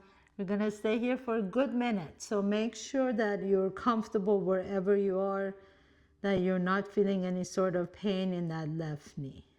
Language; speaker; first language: English; native; English